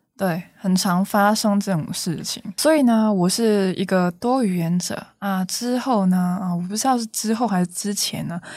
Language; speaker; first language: Chinese; non-native, local second language; Cantonese